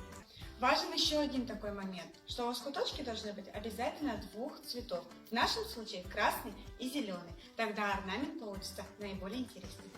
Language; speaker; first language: Russian; native; Russian